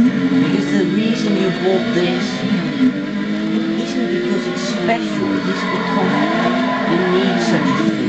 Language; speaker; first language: English; non-native, fluent; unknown